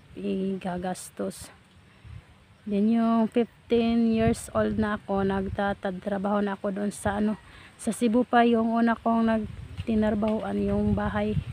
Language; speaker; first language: Filipino; non-native, local second language; Hiligaynon